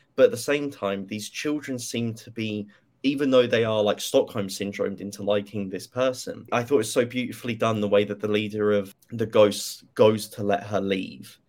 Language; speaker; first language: English; native; English